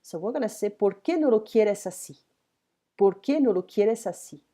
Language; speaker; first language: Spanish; non-native, fluent; French